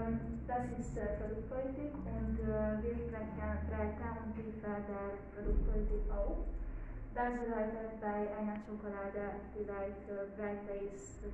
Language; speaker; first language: German; non-native, learner; Hungarian